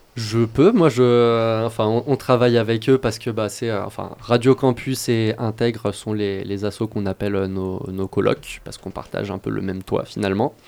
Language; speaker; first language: French; native; French